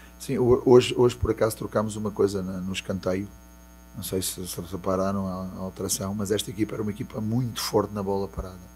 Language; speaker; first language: Portuguese; native; Portuguese